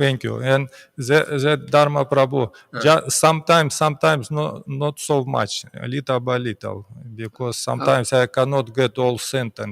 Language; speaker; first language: English; non-native, learner; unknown